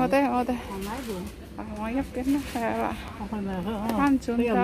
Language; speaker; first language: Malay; non-native, local second language; Javanese